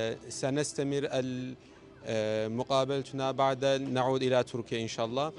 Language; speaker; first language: Arabic; non-native, learner; Turkish